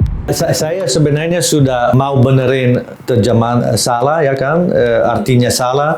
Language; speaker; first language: Indonesian; non-native, learner; Dutch